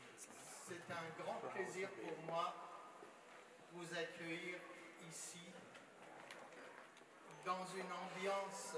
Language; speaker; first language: French; non-native, fluent; Persian